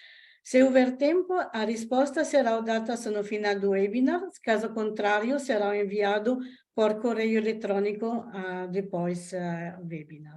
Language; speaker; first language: Portuguese; non-native, learner; Italian